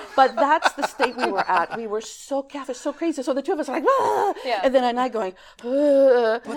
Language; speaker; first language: English; early bilingual, other home language; Greek